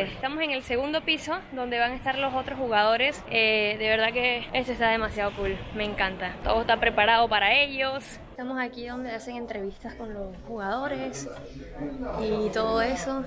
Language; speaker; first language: Spanish; native; Spanish